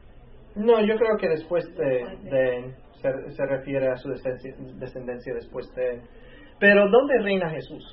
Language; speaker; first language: Spanish; native; Spanish